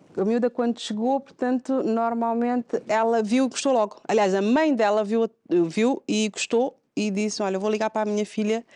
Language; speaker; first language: Portuguese; non-native, local second language; Kabuverdianu